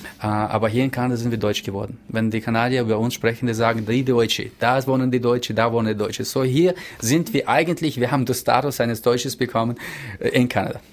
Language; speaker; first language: German; early bilingual, heritage; German